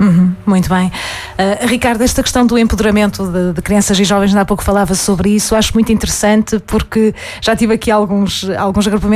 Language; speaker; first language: Portuguese; native; Portuguese